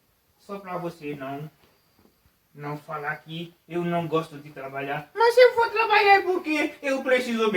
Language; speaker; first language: Portuguese; non-native, learner; Haitian Creole